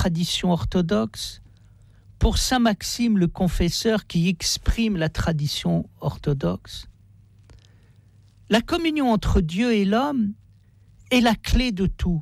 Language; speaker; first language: French; native; French